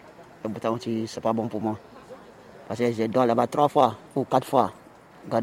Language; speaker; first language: French; non-native, learner; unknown